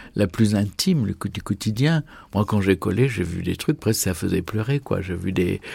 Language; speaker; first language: French; native; French